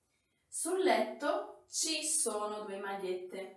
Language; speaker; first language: Italian; non-native, fluent; Portuguese